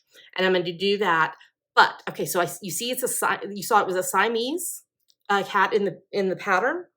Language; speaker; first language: English; native; English